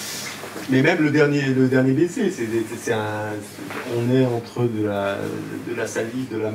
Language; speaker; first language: French; native; French